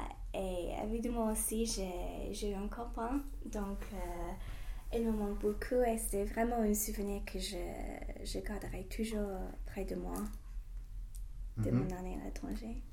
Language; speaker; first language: French; non-native, fluent; English